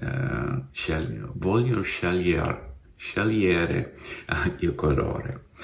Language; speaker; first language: Italian; non-native, learner; English